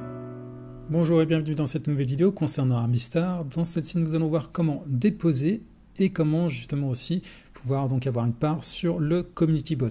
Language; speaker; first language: French; native; French